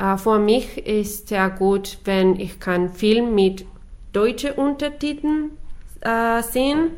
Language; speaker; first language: German; non-native, learner; Spanish